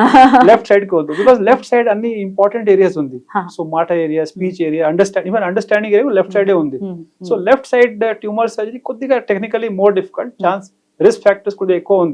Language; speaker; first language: Telugu; non-native, fluent; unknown